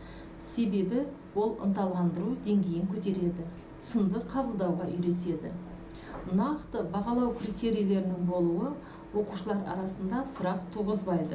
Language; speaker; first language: Kazakh; native; Kazakh